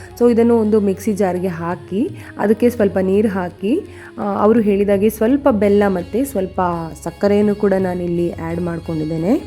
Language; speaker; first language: Kannada; non-native, local second language; Konkani